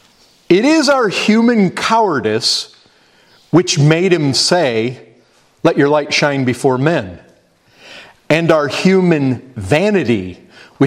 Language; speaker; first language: English; native; English